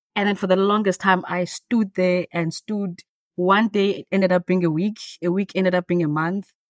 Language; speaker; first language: English; non-native, local second language; Xhosa